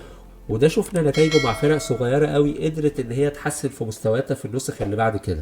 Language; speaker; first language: Arabic; native; Arabic